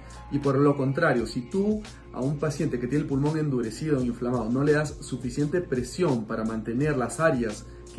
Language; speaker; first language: Spanish; native; Spanish